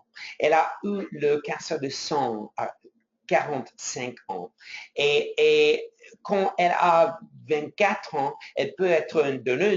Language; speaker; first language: French; non-native, fluent; English